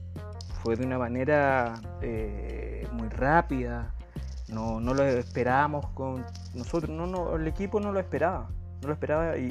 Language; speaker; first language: Spanish; native; Spanish